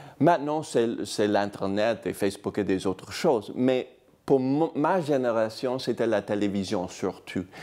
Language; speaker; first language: French; non-native, fluent; English